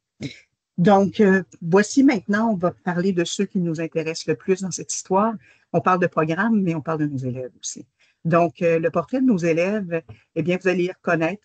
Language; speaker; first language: French; native; French